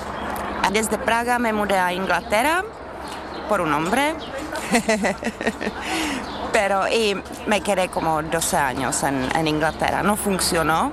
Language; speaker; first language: Spanish; non-native, fluent; Czech